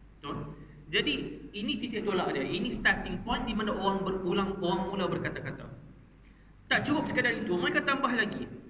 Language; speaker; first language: Malay; native; Malay